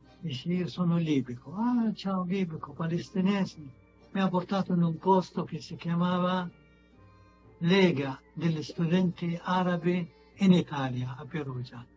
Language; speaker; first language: Italian; non-native, fluent; Arabic